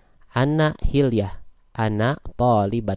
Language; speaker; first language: Arabic; non-native, fluent; Indonesian